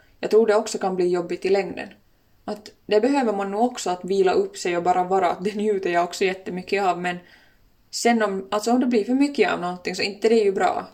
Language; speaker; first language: Swedish; native; Swedish